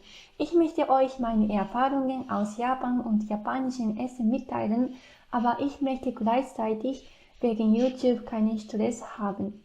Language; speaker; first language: German; non-native, fluent; Japanese